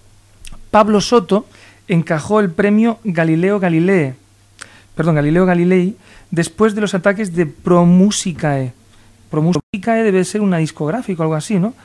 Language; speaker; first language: Spanish; native; Spanish